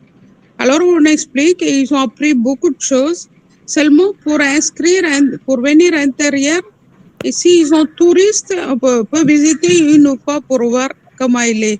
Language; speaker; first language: French; non-native, local second language; Tamil